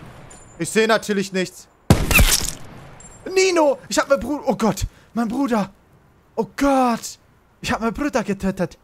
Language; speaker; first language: German; native; German